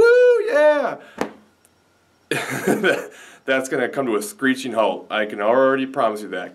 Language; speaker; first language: English; native; English